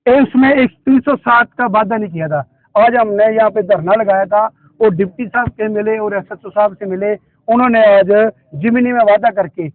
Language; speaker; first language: Hindi; non-native, local second language; Punjabi